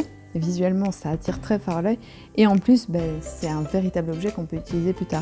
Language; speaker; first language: French; native; French